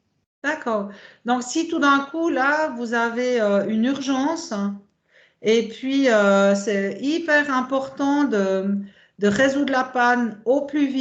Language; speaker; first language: French; native; French